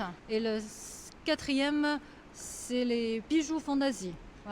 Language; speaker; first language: French; non-native, fluent; Chinese